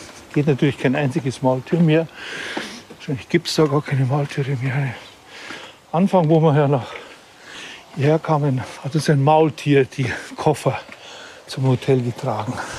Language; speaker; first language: German; native; German